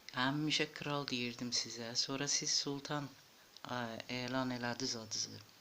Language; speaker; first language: Azerbaijani; native; Azerbaijani